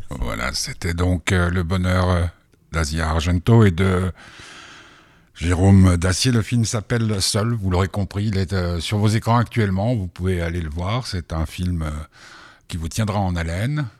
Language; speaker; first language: French; native; French